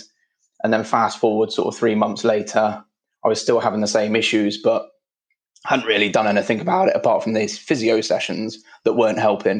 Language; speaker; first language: English; native; English